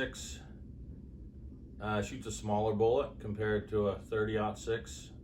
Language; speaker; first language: English; native; English